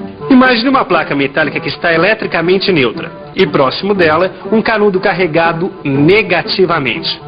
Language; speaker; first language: Portuguese; native; Portuguese